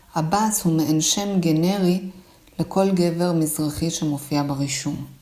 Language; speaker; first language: Hebrew; early bilingual, other home language; Persian